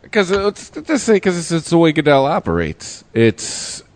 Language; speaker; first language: English; native; English